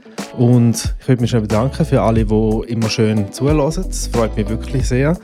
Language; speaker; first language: German; native; German